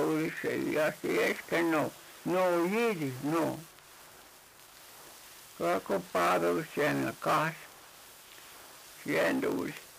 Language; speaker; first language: Spanish; non-native, local second language; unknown